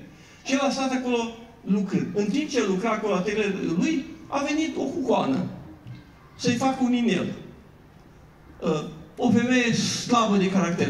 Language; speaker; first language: Romanian; native; Romanian